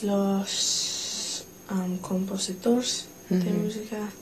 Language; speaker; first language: Spanish; non-native, learner; English